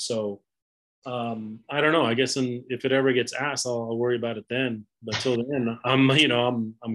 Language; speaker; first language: English; native; English